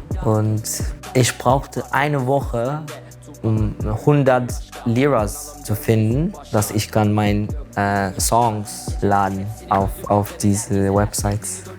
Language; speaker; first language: German; non-native, learner; Turkish